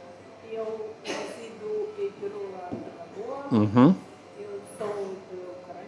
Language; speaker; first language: Portuguese; non-native, learner; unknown